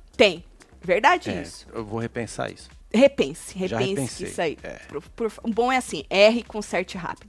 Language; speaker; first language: Portuguese; native; Portuguese